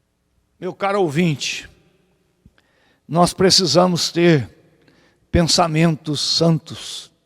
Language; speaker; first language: Portuguese; native; Portuguese